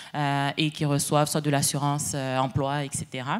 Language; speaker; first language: French; native; French